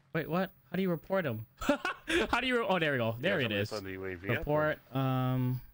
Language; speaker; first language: English; native; English